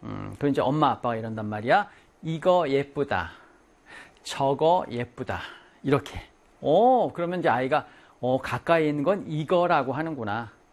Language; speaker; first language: Korean; native; Korean